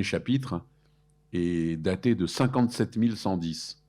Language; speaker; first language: French; early bilingual, other home language; Arabic